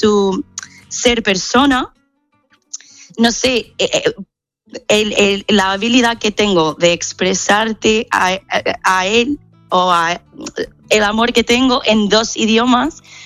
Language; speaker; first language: Spanish; non-native, fluent; English